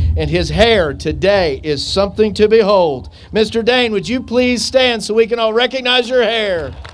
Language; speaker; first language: English; native; English